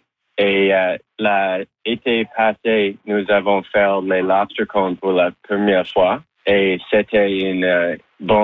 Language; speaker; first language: French; non-native, local second language; English